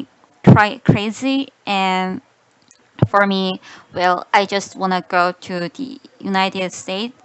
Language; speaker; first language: English; non-native, learner; Korean